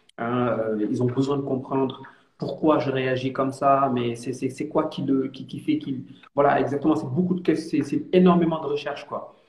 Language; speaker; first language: French; non-native, local second language; Wolof